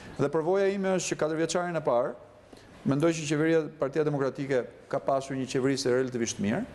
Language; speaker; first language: Albanian; native; Albanian